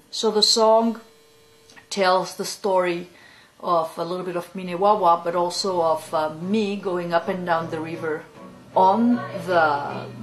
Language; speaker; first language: English; non-native, fluent; French